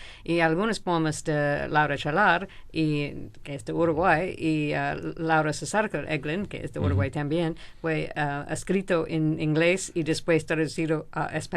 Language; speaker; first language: Spanish; non-native, fluent; English